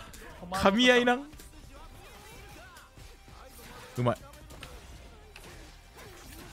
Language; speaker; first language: Japanese; native; Japanese